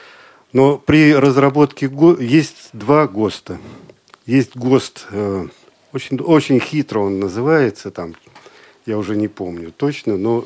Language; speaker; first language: Russian; native; Russian